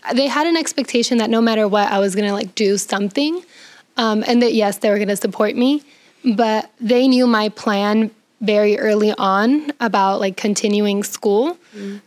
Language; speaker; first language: English; early bilingual, other home language; Spanish